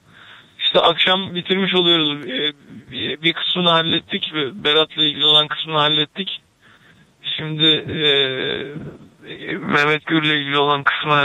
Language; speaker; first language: Turkish; native; Turkish